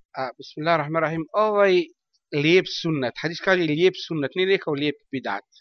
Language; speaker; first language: Bosnian; non-native, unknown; Arabic